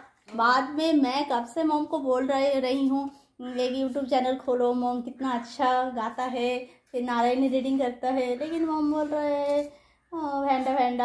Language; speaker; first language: Hindi; non-native, local second language; Bangla